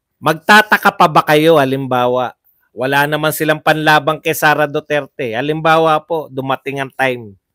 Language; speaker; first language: Filipino; native; Filipino